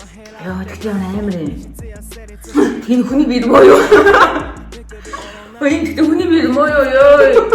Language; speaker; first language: Mongolian; native; Mongolian